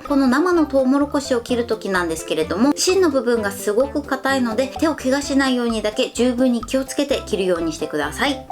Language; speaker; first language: Japanese; native; Japanese